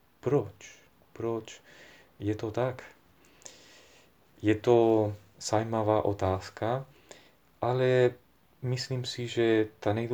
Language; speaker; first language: Czech; non-native, fluent; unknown